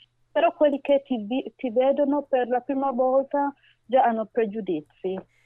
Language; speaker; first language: Italian; non-native, fluent; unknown